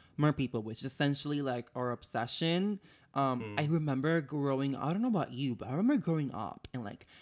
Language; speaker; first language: English; non-native, fluent; Spanish